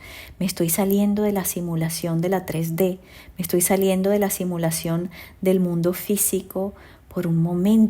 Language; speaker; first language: Spanish; native; Spanish